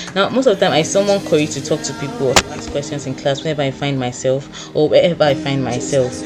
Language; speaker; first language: English; non-native, local second language; Yoruba